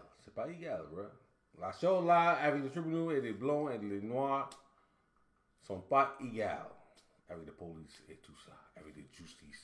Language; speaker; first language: French; non-native, learner; English